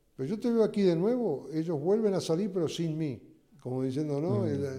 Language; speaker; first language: Spanish; native; Spanish